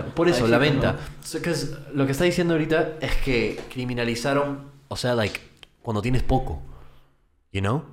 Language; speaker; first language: Spanish; early bilingual, heritage; Spanish